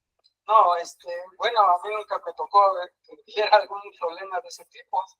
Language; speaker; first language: Spanish; native; Spanish